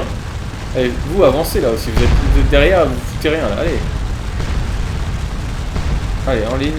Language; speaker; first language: French; native; French